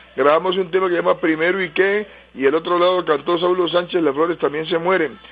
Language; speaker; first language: Spanish; native; Spanish